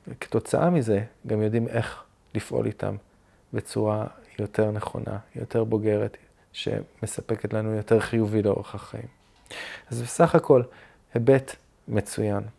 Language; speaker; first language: Hebrew; native; Hebrew